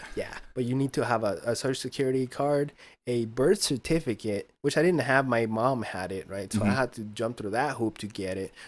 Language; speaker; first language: English; early bilingual, other home language; Spanish